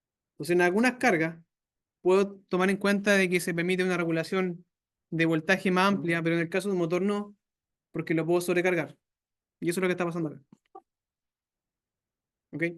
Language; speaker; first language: Spanish; native; Spanish